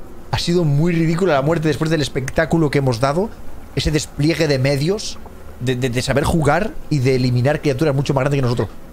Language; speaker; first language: Spanish; native; Spanish